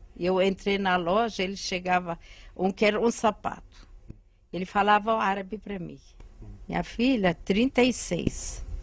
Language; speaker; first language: Portuguese; non-native, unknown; Arabic